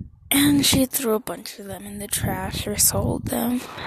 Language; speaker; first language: English; early bilingual, other home language; Spanish